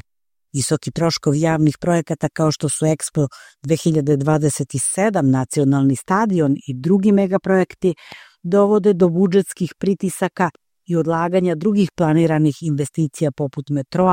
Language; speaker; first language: Croatian; native; Croatian